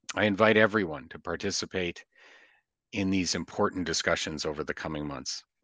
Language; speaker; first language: English; native; English